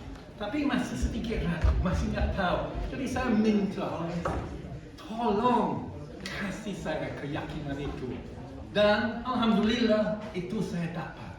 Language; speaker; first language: Indonesian; non-native, fluent; English